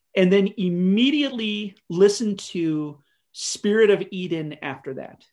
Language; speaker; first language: English; native; English